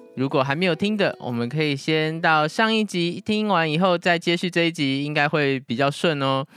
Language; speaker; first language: Chinese; native; Chinese